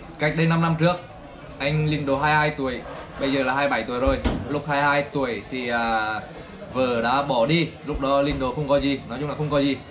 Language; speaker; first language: Vietnamese; native; Vietnamese